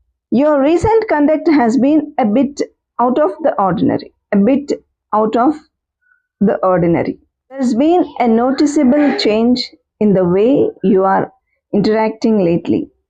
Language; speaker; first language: English; non-native, local second language; Telugu